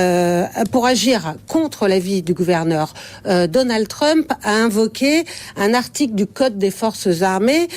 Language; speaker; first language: French; native; French